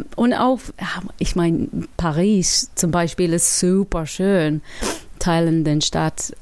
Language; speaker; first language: German; non-native, learner; English